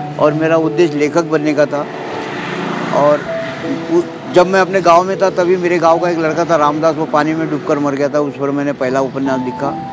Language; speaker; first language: Hindi; non-native, local second language; Marathi